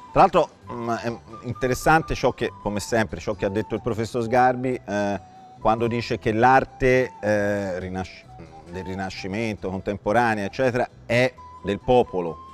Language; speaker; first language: Italian; native; Italian